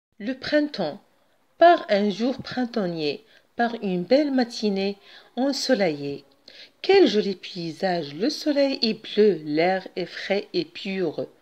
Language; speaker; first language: French; non-native, local second language; Arabic